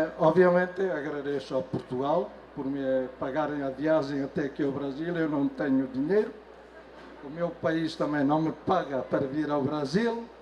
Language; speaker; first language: Portuguese; non-native, local second language; Tetum